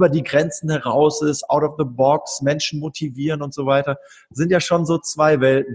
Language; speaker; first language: German; native; German